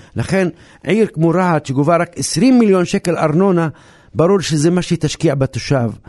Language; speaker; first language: Hebrew; non-native, local second language; Arabic